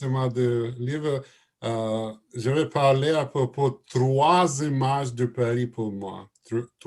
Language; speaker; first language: French; non-native, learner; Russian